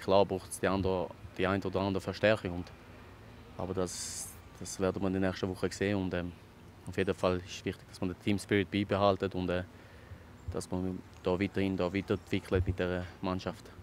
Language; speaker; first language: German; early bilingual, other home language; Albanian